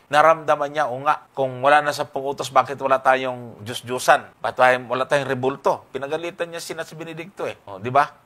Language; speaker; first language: Filipino; non-native, local second language; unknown